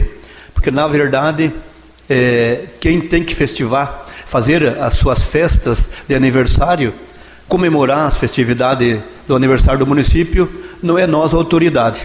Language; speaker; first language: Portuguese; native; Portuguese